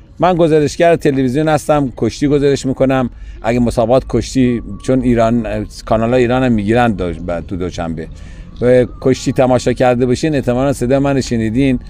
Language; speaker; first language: Persian; native; Persian